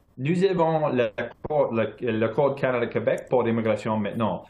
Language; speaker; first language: French; non-native, local second language; English